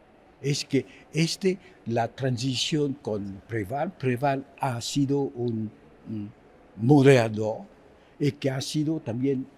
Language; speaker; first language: Spanish; non-native, fluent; Haitian Creole